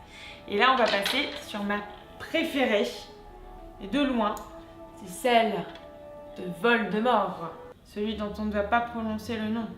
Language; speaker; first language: French; native; French